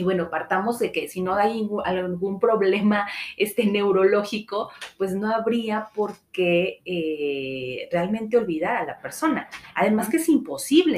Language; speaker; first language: Spanish; native; Spanish